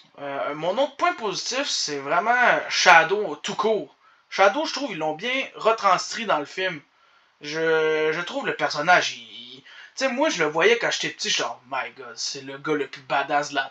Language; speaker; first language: French; native; French